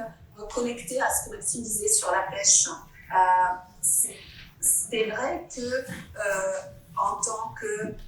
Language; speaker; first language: French; non-native, fluent; Italian